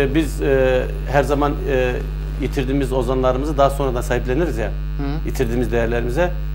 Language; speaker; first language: Turkish; non-native, local second language; Zaza